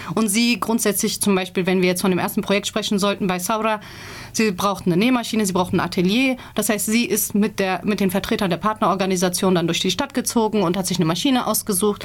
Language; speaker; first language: German; early bilingual, other home language; Turkish